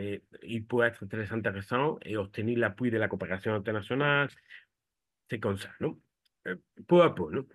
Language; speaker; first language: French; non-native, fluent; Spanish